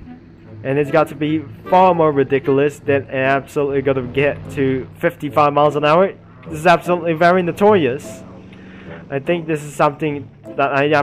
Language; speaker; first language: English; non-native, learner; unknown